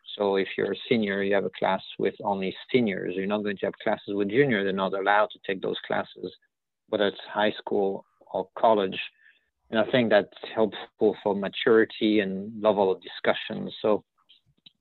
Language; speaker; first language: English; non-native, fluent; French